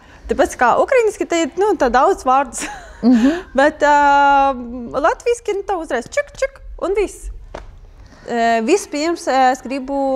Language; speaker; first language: Latvian; non-native, learner; Ukrainian